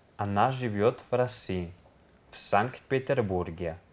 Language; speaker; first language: Russian; non-native, learner; Italian